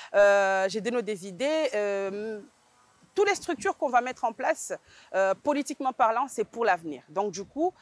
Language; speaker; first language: French; native; French